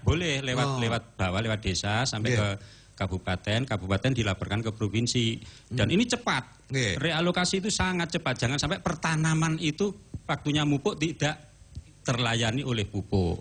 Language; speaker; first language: Indonesian; non-native, local second language; Javanese